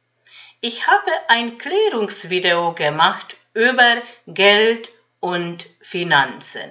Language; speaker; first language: German; non-native, fluent; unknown